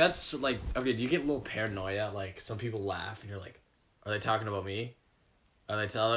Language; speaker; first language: English; native; English